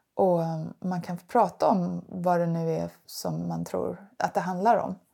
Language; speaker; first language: Swedish; native; Swedish